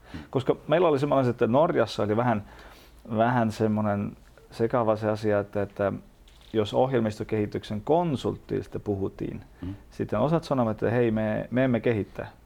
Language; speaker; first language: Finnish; non-native, fluent; Estonian